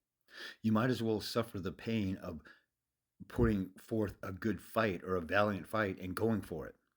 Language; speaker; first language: English; native; English